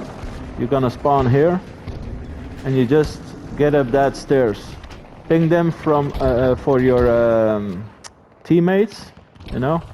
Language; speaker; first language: English; non-native, fluent; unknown